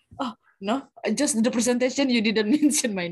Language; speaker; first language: English; non-native, fluent; Indonesian